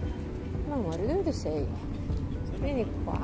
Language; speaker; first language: Italian; non-native, learner; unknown